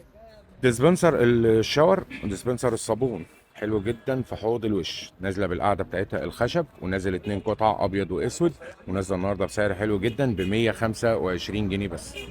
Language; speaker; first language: Arabic; native; Arabic